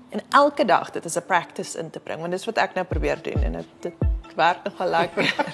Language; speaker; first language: Afrikaans; native; Afrikaans